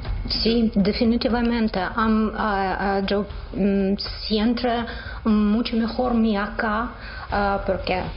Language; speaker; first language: Spanish; non-native, learner; Ukrainian